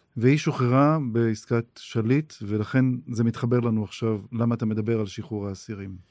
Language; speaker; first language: Hebrew; native; Hebrew